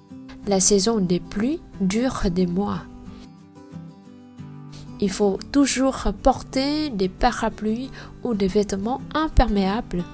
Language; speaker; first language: French; non-native, learner; Vietnamese